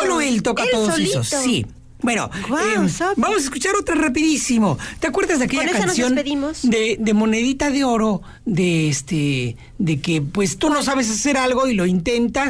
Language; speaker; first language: Spanish; native; Spanish